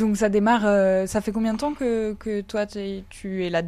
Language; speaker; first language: French; native; French